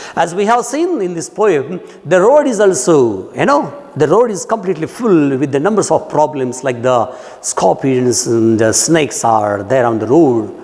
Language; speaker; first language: English; non-native, local second language; Marathi